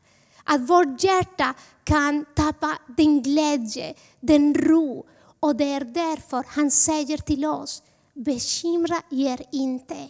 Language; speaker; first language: Swedish; non-native, fluent; Spanish